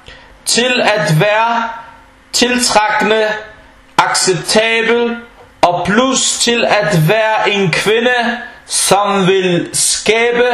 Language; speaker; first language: Danish; non-native, local second language; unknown